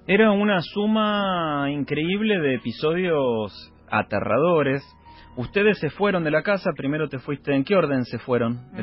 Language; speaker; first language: Spanish; native; Spanish